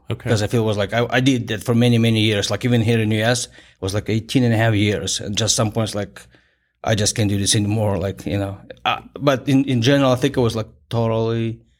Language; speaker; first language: English; non-native, fluent; Ukrainian